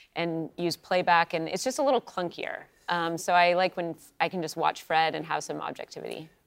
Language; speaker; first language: English; native; English